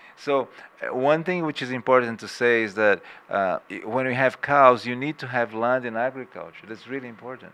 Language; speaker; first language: English; non-native, fluent; Portuguese